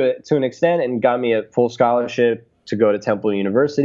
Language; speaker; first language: English; native; English